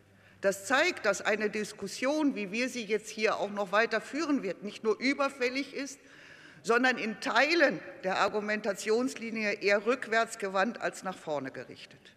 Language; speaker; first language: German; native; German